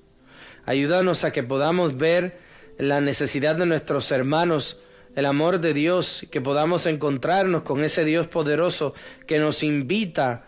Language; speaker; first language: Spanish; native; Spanish